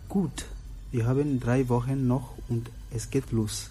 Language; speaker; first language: German; non-native, fluent; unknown